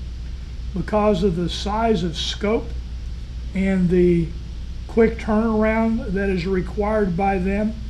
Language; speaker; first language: English; native; English